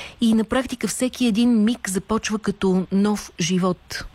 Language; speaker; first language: Bulgarian; native; Bulgarian